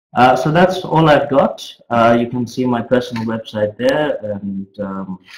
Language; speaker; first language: English; native; English